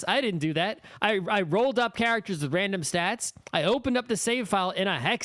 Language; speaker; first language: English; native; English